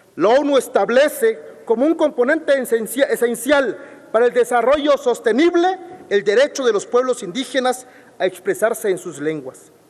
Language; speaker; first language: Spanish; non-native, local second language; Zapotec